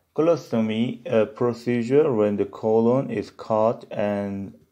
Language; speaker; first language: English; non-native, fluent; Persian